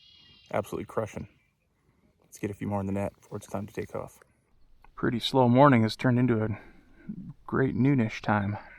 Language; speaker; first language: English; native; English